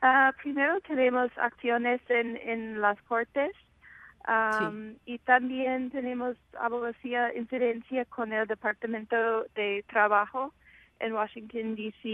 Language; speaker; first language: Spanish; non-native, fluent; English